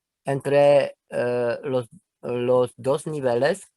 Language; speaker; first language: Spanish; non-native, learner; Romanian